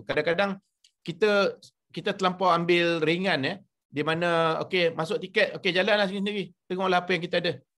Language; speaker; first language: Malay; native; Malay